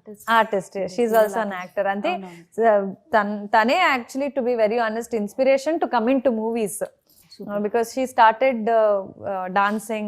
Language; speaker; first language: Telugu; non-native, fluent; Kannada